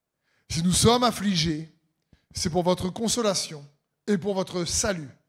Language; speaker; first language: French; native; French